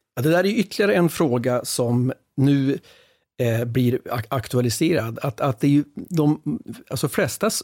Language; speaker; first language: Swedish; native; Swedish